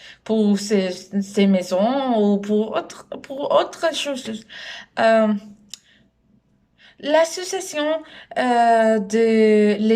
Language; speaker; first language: French; non-native, learner; Spanish